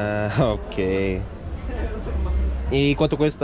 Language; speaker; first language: Spanish; non-native, learner; Korean